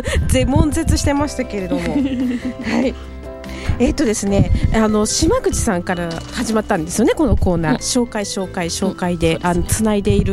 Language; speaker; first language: Japanese; native; Japanese